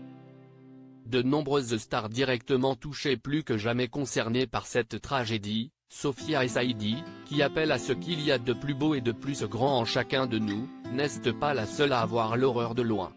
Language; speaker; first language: French; native; French